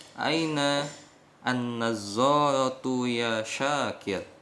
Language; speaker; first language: Arabic; non-native, fluent; Indonesian